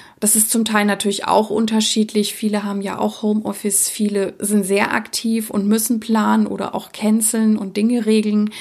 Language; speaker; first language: German; early bilingual, other home language; Czech